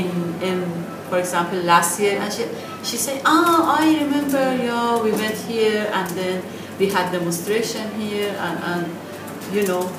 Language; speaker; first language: English; non-native, fluent; Persian